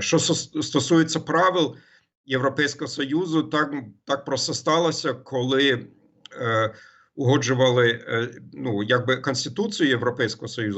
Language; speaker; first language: Ukrainian; non-native, fluent; German